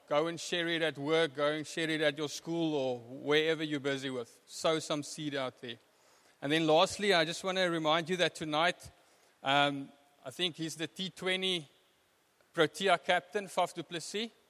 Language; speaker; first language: English; non-native, local second language; Afrikaans